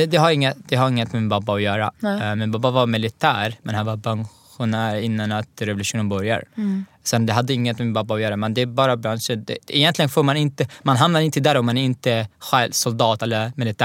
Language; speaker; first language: Swedish; non-native, fluent; Arabic